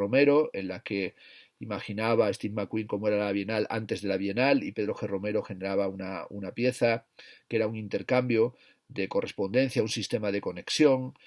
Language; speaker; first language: Spanish; native; Spanish